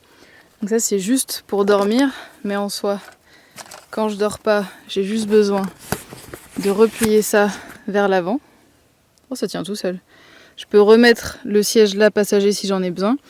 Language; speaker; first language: French; native; French